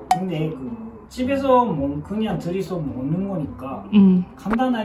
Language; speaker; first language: Korean; non-native, learner; Japanese